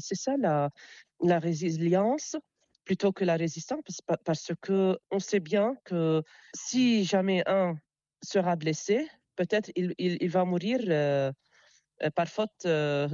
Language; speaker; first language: French; non-native, local second language; Arabic